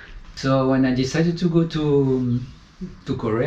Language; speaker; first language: English; non-native, fluent; French